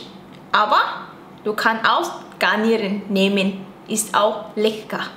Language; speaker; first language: German; non-native, learner; Thai